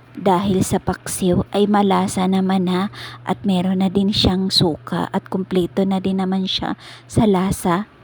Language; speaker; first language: Filipino; non-native, local second language; Cebuano